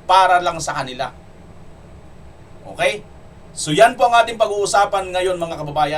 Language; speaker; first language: Filipino; native; Filipino